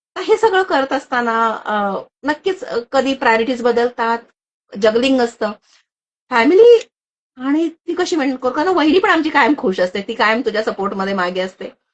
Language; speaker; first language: Marathi; native; Marathi